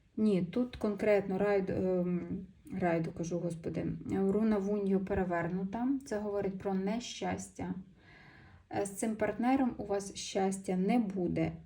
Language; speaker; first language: Ukrainian; non-native, local second language; Russian